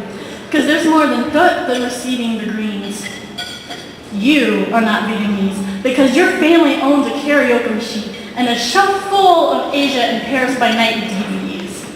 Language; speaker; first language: English; early bilingual, heritage; Vietnamese